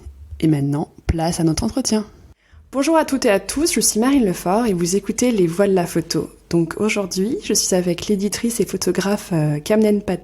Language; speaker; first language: French; native; French